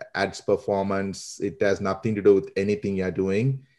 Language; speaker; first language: English; non-native, local second language; Sinhala